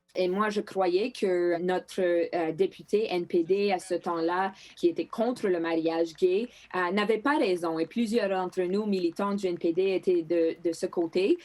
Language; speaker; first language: French; non-native, local second language; Greek